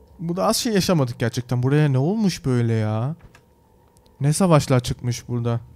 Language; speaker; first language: Turkish; early bilingual, heritage; Turkish